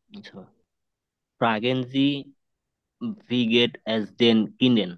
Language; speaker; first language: German; non-native, learner; Bangla